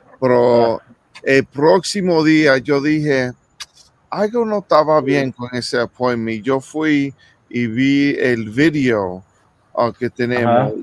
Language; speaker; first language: Spanish; early bilingual, heritage; English